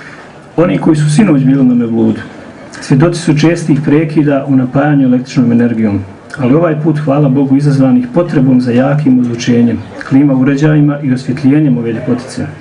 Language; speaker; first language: Croatian; native; Croatian